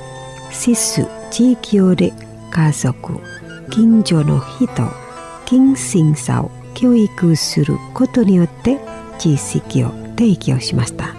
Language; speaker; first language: Japanese; non-native, fluent; Indonesian